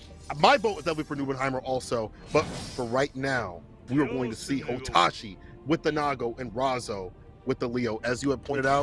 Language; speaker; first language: English; native; English